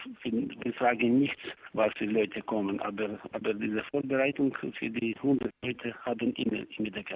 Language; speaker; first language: German; non-native, learner; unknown